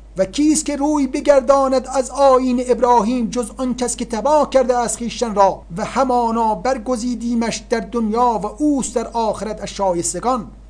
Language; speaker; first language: Persian; native; Persian